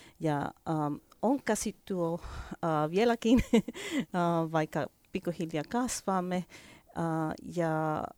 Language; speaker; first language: Finnish; non-native, learner; Spanish